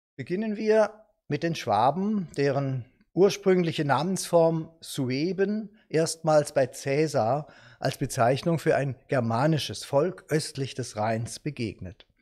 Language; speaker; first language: German; native; German